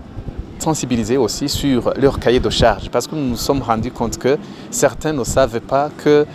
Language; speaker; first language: French; non-native, local second language; Rundi